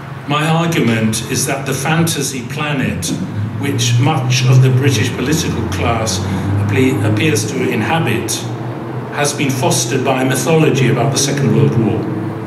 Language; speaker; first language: English; native; English